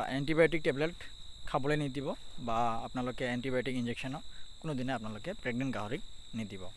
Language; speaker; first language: Assamese; non-native, local second language; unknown